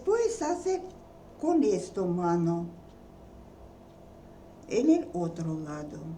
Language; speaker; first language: Spanish; non-native, learner; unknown